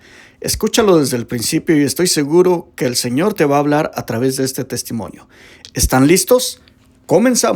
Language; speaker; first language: Spanish; native; Spanish